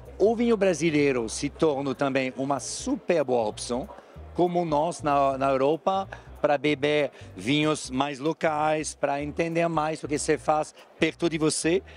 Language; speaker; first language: Portuguese; non-native, fluent; French